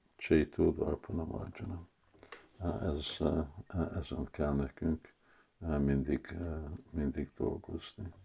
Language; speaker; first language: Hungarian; early bilingual, heritage; Hungarian